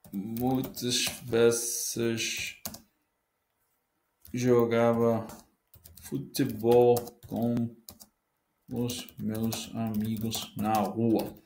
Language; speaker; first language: Portuguese; non-native, learner; Spanish